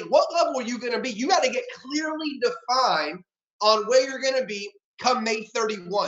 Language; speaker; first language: English; native; English